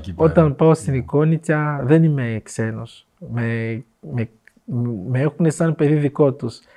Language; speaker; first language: Greek; non-native, fluent; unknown